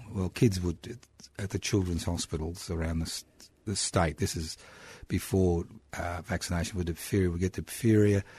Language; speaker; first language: English; non-native, local second language; Italian